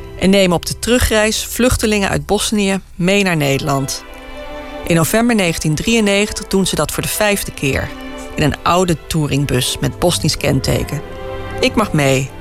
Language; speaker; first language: Dutch; native; Dutch